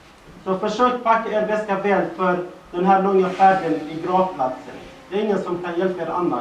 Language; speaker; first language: Swedish; non-native, fluent; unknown